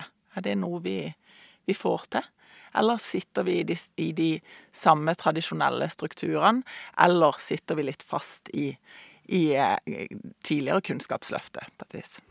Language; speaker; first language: Norwegian; native; Norwegian